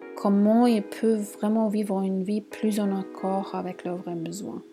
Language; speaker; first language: French; non-native, fluent; German